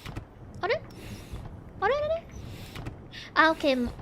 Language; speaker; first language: Japanese; non-native, learner; Filipino